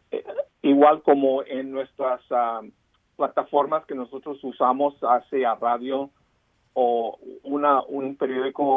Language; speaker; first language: Spanish; early bilingual, heritage; Spanish